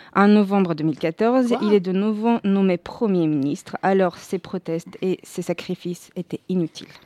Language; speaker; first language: French; non-native, fluent; Spanish